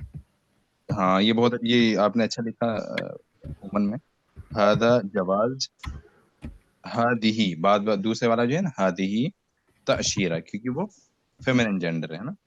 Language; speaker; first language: Hindi; native; Hindi